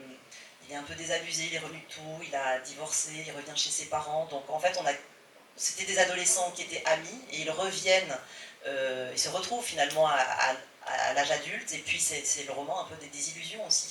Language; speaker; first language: French; native; French